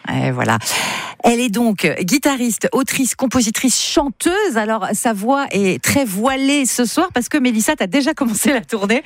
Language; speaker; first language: French; native; French